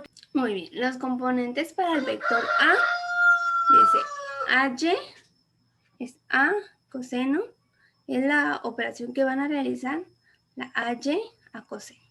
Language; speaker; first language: Spanish; native; Spanish